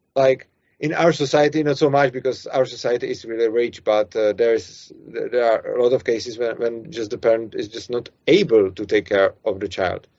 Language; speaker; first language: English; non-native, fluent; Czech